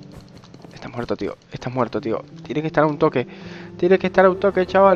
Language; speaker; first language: Spanish; native; Spanish